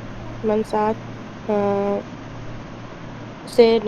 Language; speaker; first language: Persian; non-native, learner; Urdu